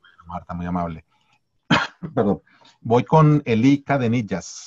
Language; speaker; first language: Spanish; native; Spanish